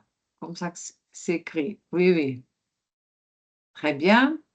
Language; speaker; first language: French; non-native, fluent; Portuguese